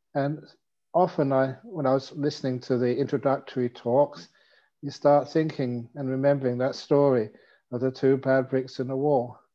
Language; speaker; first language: English; native; English